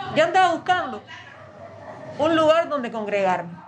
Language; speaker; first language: Spanish; native; Spanish